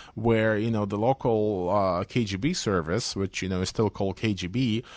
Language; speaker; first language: English; non-native, fluent; Belarusian